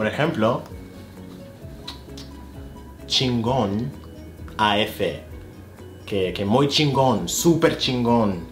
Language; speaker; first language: Spanish; non-native, fluent; English